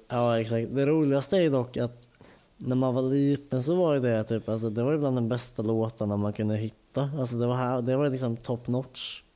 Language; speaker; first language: Swedish; native; Swedish